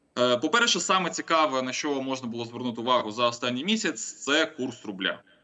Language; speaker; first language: Ukrainian; non-native, local second language; Russian